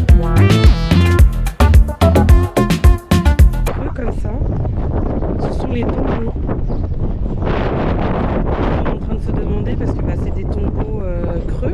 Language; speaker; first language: French; native; French